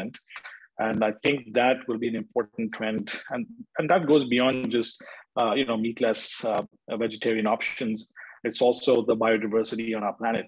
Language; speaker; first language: English; non-native, local second language; Hindi